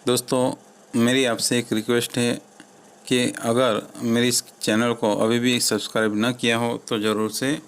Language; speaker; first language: Hindi; non-native, local second language; Gujarati